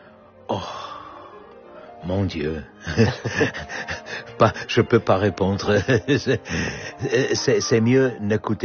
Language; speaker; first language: French; non-native, fluent; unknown